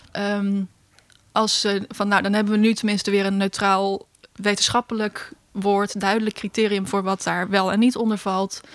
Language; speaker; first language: Dutch; native; Dutch